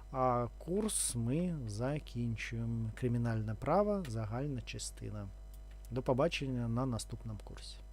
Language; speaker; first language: Ukrainian; non-native, local second language; Russian